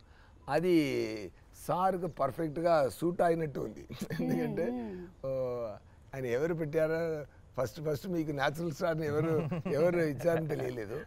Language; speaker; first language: Telugu; non-native, learner; Tamil